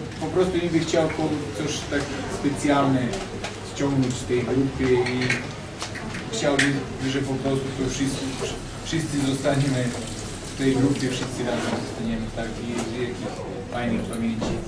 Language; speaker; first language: Polish; non-native, fluent; Serbian